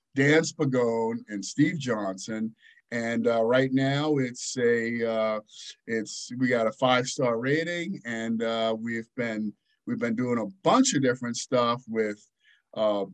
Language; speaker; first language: English; native; English